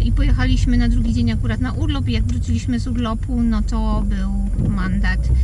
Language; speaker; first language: Polish; native; Polish